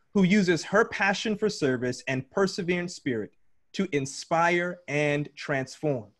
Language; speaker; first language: English; native; English